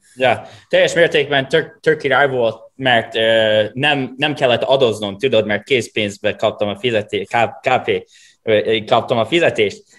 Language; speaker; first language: Hungarian; non-native, fluent; English